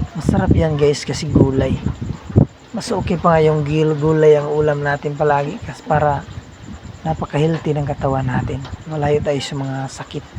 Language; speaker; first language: Filipino; non-native, local second language; Cebuano